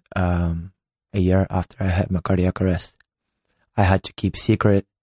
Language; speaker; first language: English; non-native, fluent; Ukrainian